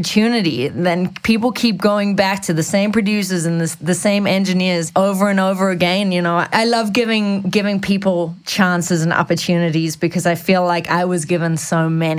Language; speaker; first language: English; native; English